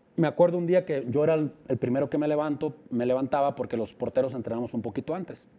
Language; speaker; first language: Spanish; native; Spanish